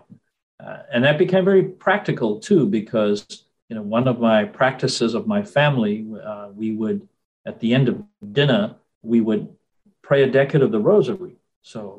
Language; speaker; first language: English; native; English